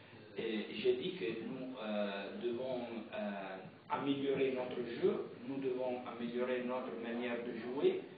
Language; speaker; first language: French; non-native, fluent; Italian